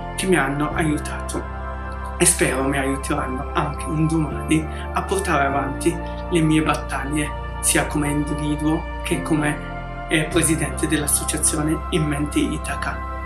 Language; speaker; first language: Italian; non-native, fluent; Arabic